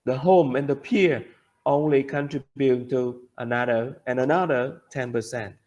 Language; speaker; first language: English; non-native, fluent; Vietnamese